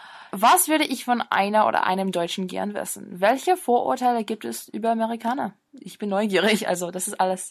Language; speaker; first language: German; non-native, fluent; English